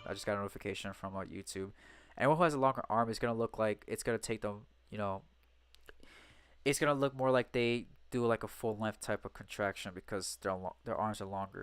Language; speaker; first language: English; native; English